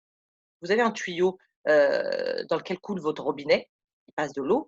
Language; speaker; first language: French; native; French